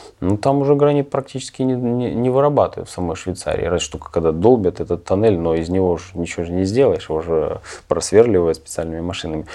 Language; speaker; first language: Russian; native; Russian